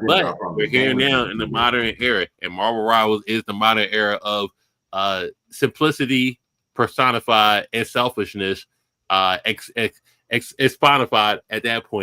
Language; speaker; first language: English; native; English